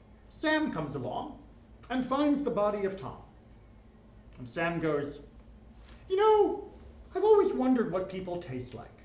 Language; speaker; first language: English; native; English